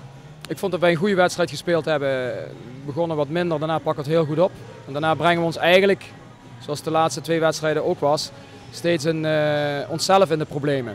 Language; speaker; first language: Dutch; native; Dutch